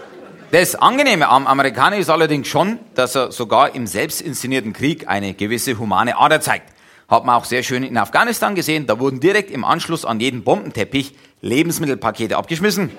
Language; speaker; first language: German; native; German